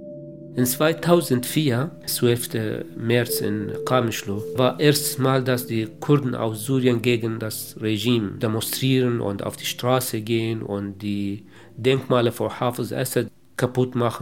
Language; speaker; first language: German; non-native, local second language; Kurdish